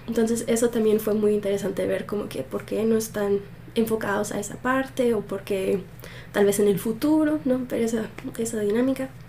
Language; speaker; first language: Spanish; early bilingual, heritage; Spanish